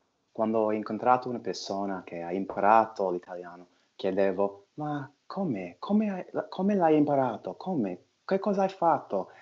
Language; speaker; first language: Italian; non-native, fluent; English